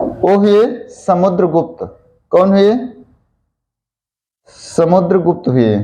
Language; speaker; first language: Hindi; native; Hindi